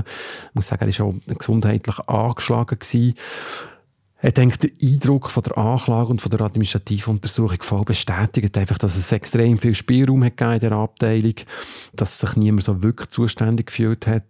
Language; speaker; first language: German; native; German